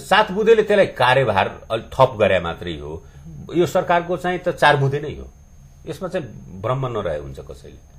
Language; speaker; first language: Nepali; non-native, local second language; Bhojpuri